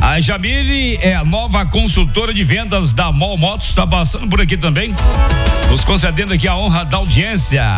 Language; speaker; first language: Portuguese; native; Portuguese